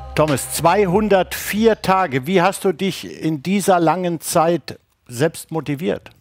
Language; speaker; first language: German; native; German